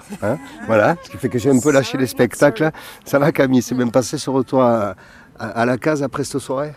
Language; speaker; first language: French; native; French